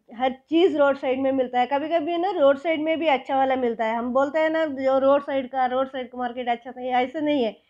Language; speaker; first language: Hindi; non-native, local second language; Kannada